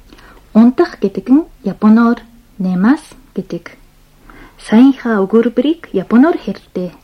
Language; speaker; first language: Mongolian; non-native, fluent; Japanese